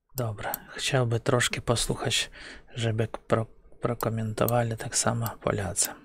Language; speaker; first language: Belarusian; native; Belarusian